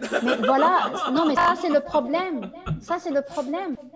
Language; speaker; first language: French; non-native, fluent; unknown